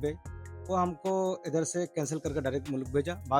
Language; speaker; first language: Hindi; non-native, fluent; Bangla